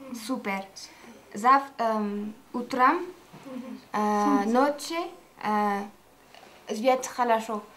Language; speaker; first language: Russian; non-native, learner; French